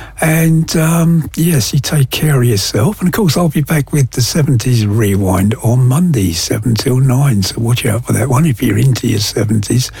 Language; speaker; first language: English; native; English